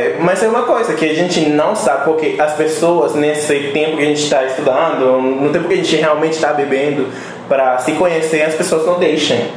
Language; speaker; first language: Portuguese; non-native, fluent; Spanish